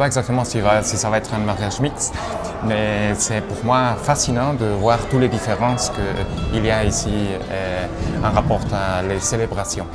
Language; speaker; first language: French; non-native, fluent; Spanish